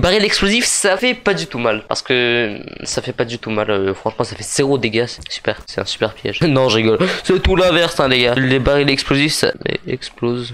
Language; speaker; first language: French; native; French